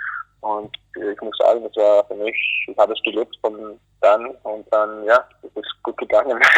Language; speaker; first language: German; early bilingual, other home language; Greek